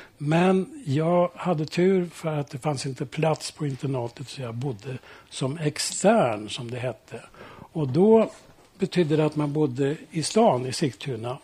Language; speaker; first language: Swedish; early bilingual, heritage; Swedish